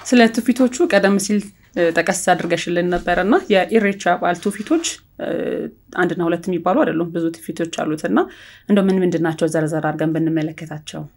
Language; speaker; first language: Amharic; native; Amharic